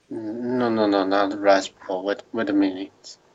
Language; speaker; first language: English; non-native, learner; Chinese